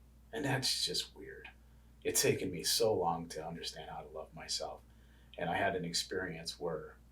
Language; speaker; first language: English; native; English